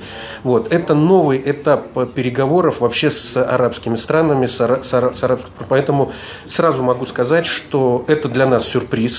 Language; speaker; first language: Russian; native; Russian